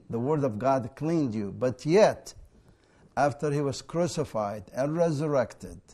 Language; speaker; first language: English; non-native, fluent; Arabic